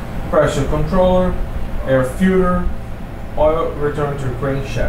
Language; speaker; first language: English; non-native, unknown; Portuguese